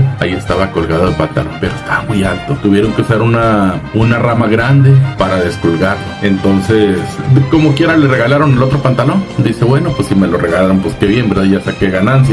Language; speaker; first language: Spanish; native; Spanish